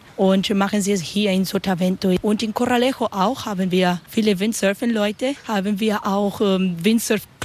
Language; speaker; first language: German; non-native, learner; Spanish